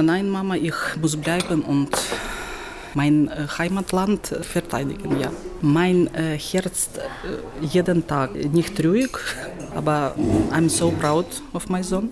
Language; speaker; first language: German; non-native, learner; Ukrainian